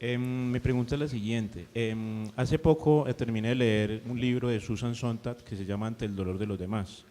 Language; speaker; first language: Spanish; native; Spanish